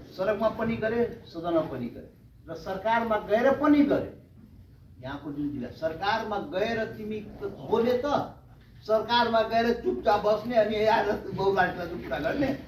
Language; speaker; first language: Nepali; non-native, local second language; Maithili